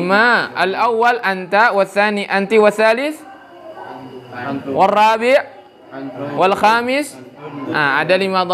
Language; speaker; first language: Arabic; non-native, fluent; Indonesian